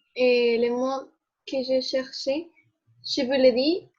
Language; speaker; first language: French; non-native, learner; Spanish